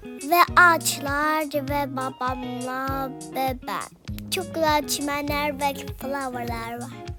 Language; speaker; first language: Turkish; early bilingual, heritage; Turkish